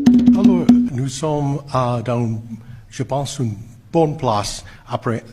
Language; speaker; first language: French; non-native, fluent; English